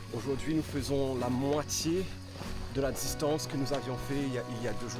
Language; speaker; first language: French; non-native, fluent; English